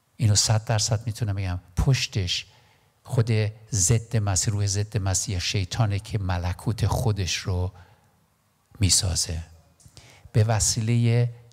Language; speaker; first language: Persian; non-native, local second language; Armenian